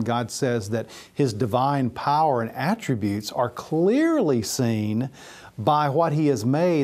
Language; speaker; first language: English; native; English